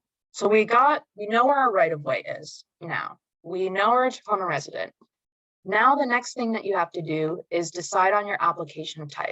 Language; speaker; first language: English; native; English